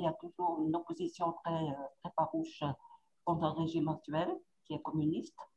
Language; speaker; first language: French; non-native, fluent; Vietnamese